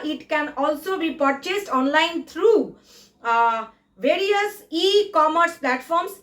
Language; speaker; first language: English; non-native, local second language; Bangla